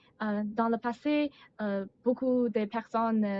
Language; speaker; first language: French; non-native, learner; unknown